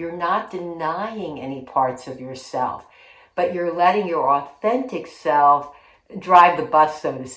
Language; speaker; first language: English; native; English